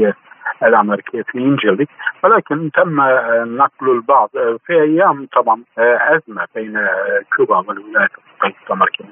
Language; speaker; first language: Arabic; non-native, fluent; Turkish